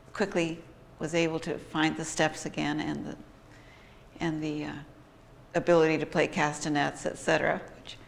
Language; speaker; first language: English; native; English